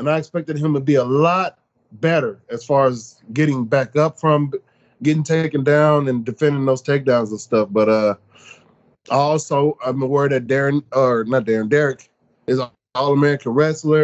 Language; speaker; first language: English; native; English